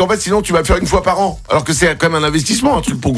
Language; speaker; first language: French; native; French